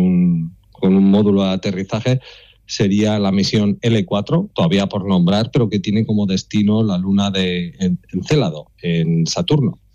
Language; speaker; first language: Spanish; native; Spanish